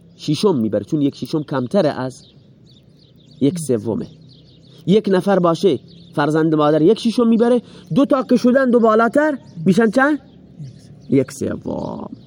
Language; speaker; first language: Persian; non-native, local second language; Baluchi